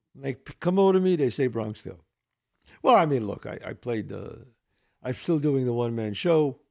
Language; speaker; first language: English; early bilingual, other home language; Italian